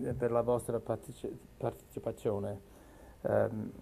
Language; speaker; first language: Italian; non-native, learner; English